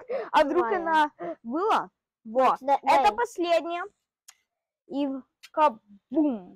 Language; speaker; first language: Russian; early bilingual, heritage; Russian